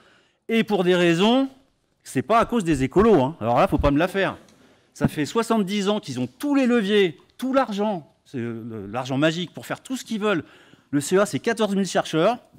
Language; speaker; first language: French; native; French